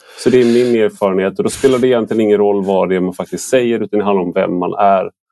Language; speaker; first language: Swedish; native; Swedish